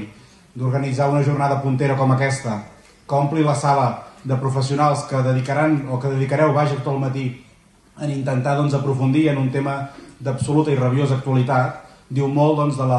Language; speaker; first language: Catalan; native; Catalan